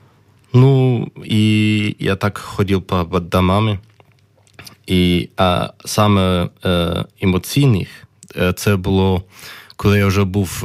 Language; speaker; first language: Ukrainian; early bilingual, heritage; German